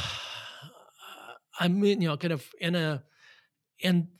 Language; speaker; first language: English; non-native, fluent; Russian